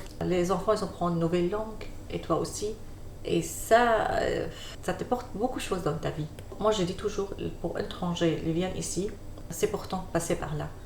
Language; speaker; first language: French; non-native, learner; Arabic